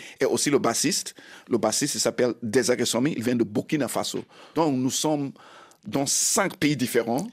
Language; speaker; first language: French; non-native, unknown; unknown